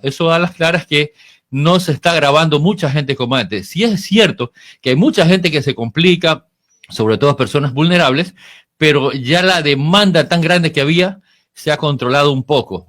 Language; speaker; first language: Spanish; native; Spanish